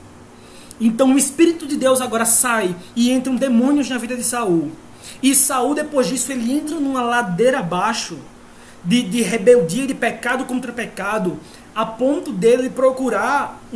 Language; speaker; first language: Portuguese; native; Portuguese